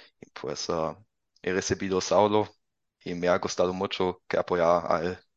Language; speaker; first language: Spanish; non-native, learner; German